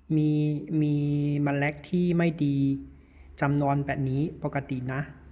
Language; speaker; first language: Thai; non-native, learner; Chinese